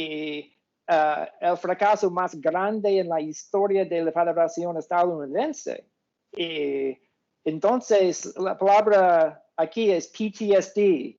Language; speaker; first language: Spanish; non-native, fluent; English